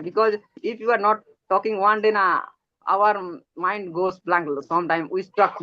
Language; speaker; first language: English; non-native, learner; Odia